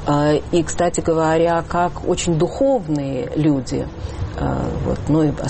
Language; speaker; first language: Russian; native; Russian